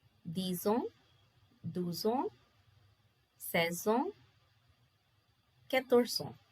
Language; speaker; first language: French; non-native, fluent; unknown